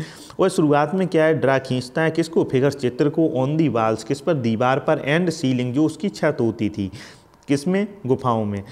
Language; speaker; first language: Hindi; native; Hindi